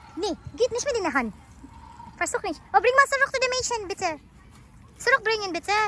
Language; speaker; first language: German; non-native, learner; Filipino